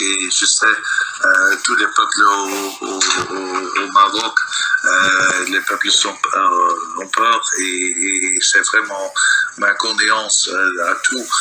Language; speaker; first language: French; non-native, local second language; Dutch